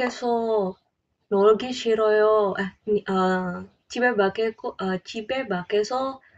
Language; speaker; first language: Korean; non-native, learner; English